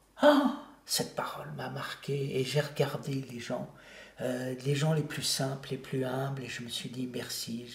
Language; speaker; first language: French; native; French